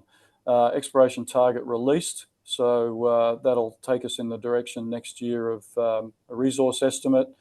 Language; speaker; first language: English; native; English